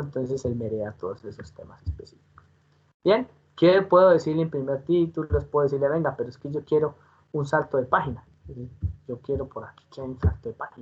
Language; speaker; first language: Spanish; native; Spanish